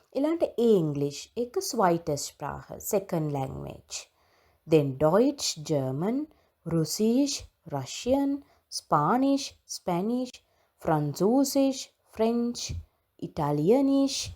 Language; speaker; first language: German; non-native, fluent; Sinhala